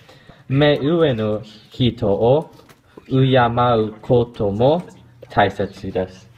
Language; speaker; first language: Japanese; non-native, learner; English